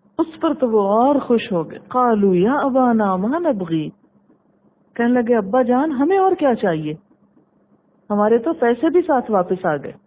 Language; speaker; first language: Urdu; native; Urdu